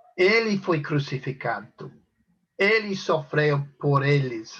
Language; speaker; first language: Portuguese; non-native, fluent; English